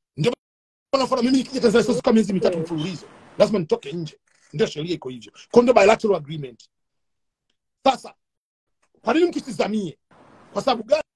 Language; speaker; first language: Swahili; native; Swahili